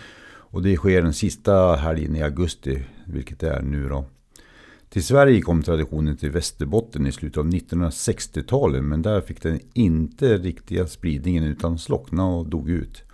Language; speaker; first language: Swedish; native; Swedish